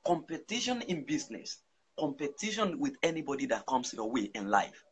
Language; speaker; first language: English; non-native, local second language; Yoruba